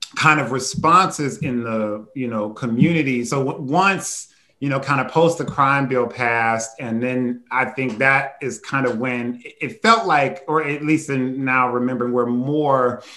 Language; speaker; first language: English; native; English